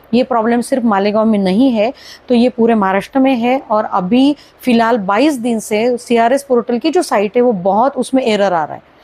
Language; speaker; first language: Hindi; non-native, local second language; Marathi